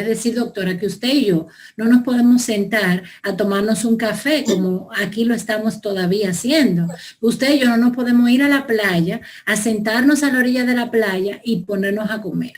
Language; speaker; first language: Spanish; native; Spanish